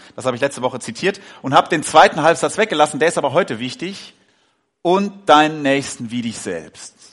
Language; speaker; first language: German; native; German